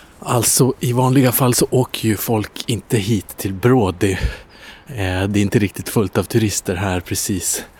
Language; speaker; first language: Swedish; non-native, fluent; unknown